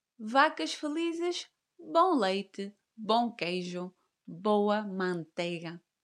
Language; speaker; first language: Portuguese; native; Portuguese